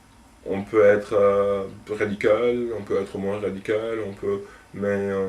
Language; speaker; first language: French; non-native, local second language; Arabic